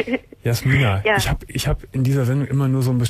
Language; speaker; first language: German; native; German